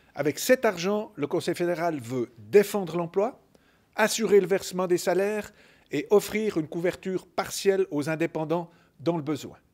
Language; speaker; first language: French; native; French